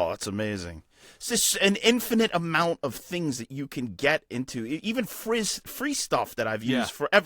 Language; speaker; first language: English; native; English